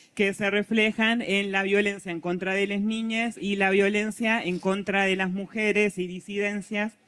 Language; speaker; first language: Spanish; native; Spanish